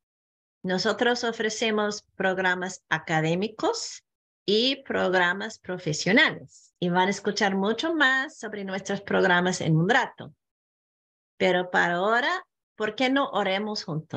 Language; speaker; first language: Spanish; non-native, fluent; English